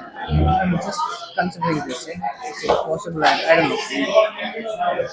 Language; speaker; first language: English; non-native, fluent; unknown